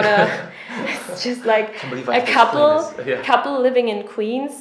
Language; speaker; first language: English; non-native, fluent; German